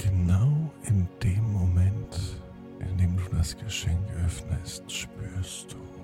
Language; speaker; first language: German; native; German